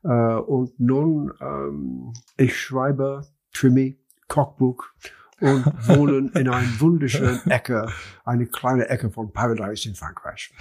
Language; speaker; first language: German; non-native, learner; English